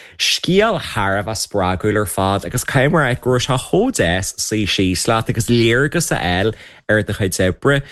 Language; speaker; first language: Irish; native; Irish